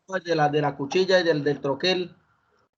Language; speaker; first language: Spanish; native; Spanish